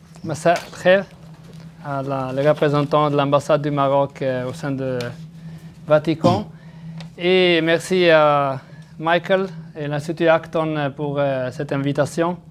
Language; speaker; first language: French; non-native, fluent; Arabic